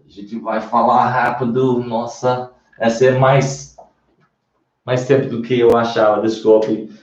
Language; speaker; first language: Portuguese; non-native, fluent; English